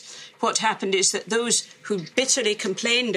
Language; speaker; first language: English; native; English